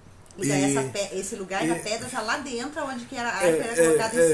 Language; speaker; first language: Portuguese; native; Portuguese